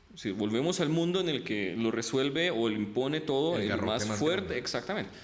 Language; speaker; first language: Spanish; early bilingual, other home language; Russian